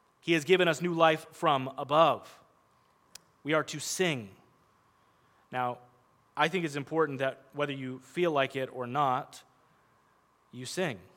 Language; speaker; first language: English; native; English